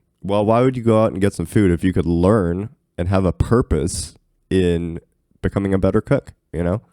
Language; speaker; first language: English; native; English